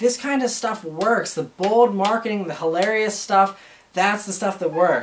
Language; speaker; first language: English; native; English